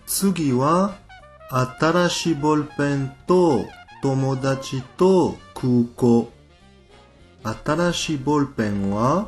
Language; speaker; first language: Japanese; non-native, fluent; French